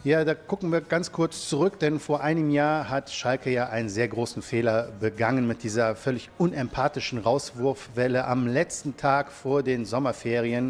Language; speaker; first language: German; native; German